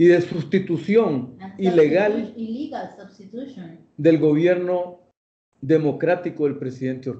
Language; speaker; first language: Spanish; native; Spanish